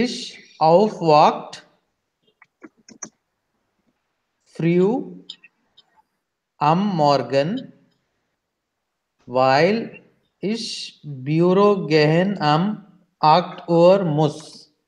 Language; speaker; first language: German; non-native, learner; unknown